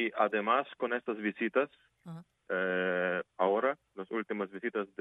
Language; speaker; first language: Spanish; non-native, fluent; Ukrainian